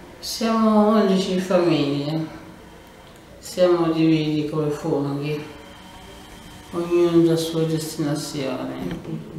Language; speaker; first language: Italian; non-native, learner; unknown